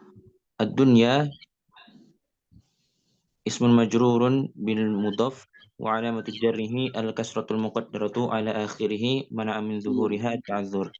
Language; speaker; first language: Arabic; non-native, learner; Indonesian